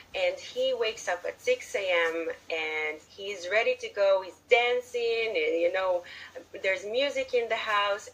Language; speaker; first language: English; non-native, fluent; Hebrew